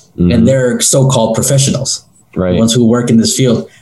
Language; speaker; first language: English; native; English